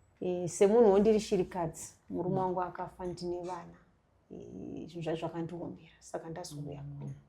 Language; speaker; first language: Shona; native; Shona